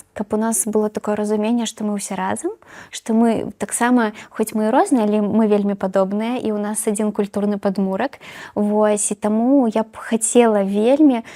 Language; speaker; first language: Belarusian; non-native, local second language; Russian